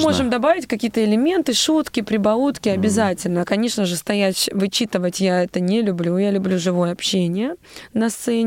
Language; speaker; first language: Russian; native; Russian